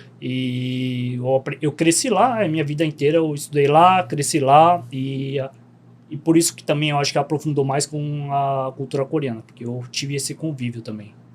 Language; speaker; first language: Portuguese; early bilingual, other home language; Korean